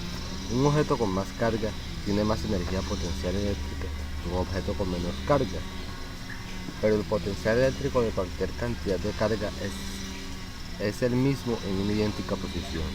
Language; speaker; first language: Spanish; native; Spanish